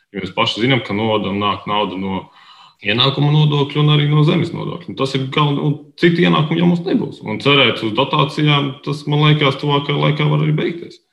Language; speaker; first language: Latvian; native; Latvian